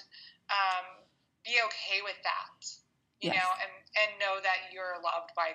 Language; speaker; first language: English; native; English